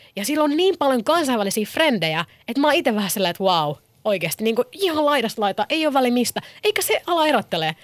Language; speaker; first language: Finnish; early bilingual, other home language; Kurdish